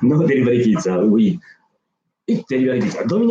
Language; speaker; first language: English; non-native, learner; Japanese